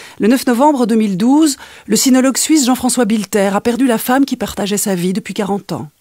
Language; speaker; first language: French; native; French